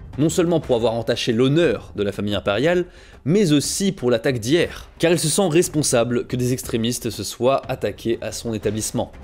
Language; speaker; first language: French; native; French